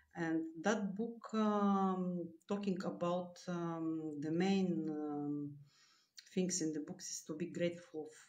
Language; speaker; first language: English; non-native, learner; Bulgarian